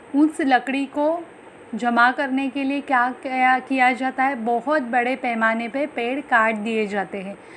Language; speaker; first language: Hindi; non-native, local second language; Marathi